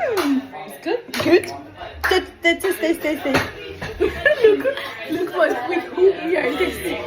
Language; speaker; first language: English; non-native, learner; French